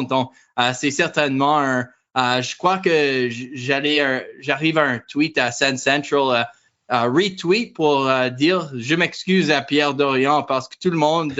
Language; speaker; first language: French; non-native, learner; English